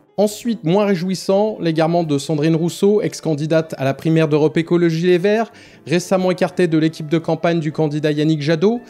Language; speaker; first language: French; native; French